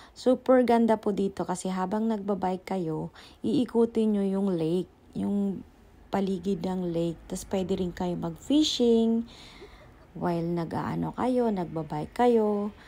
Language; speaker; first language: Filipino; native; Filipino